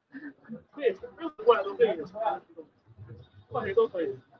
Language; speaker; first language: Chinese; native; Chinese